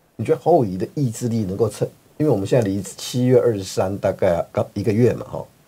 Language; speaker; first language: Chinese; native; Chinese